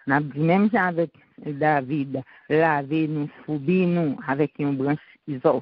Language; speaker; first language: French; non-native, local second language; Haitian Creole